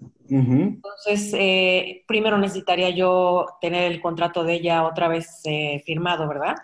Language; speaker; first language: Spanish; native; Spanish